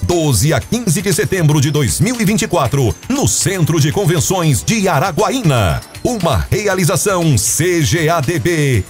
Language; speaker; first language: Portuguese; native; Portuguese